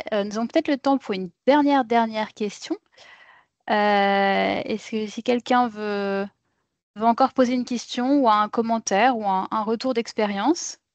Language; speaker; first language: French; native; French